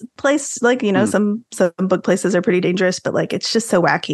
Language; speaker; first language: English; native; English